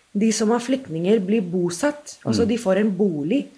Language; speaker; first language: Norwegian; non-native, fluent; English